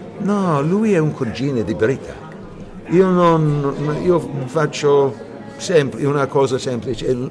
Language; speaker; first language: Italian; early bilingual, heritage; English